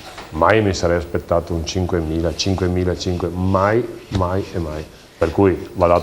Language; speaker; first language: Italian; native; Italian